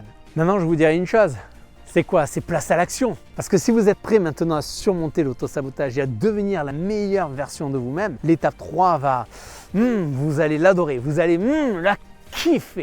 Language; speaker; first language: French; native; French